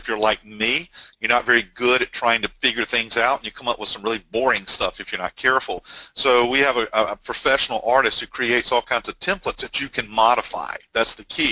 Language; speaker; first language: English; native; English